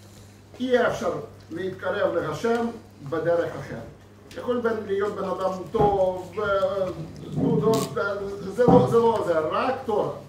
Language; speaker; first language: Hebrew; non-native, fluent; Russian